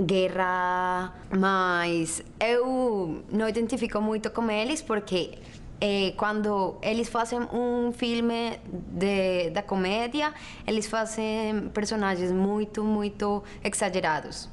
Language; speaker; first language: Portuguese; non-native, learner; Spanish